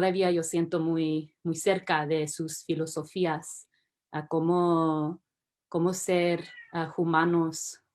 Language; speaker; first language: Spanish; early bilingual, heritage; English